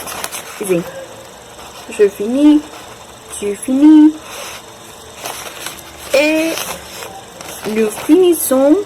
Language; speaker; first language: French; non-native, learner; Spanish